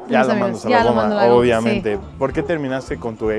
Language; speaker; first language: Spanish; native; Spanish